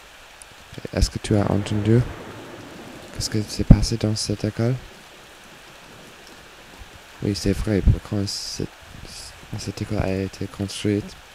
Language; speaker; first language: French; non-native, learner; English